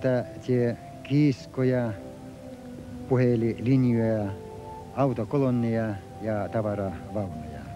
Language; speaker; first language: Finnish; early bilingual, heritage; Finnish